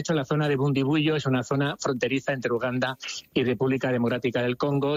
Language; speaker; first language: Spanish; native; Spanish